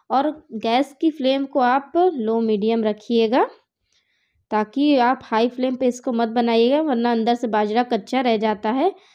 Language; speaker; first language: Hindi; native; Hindi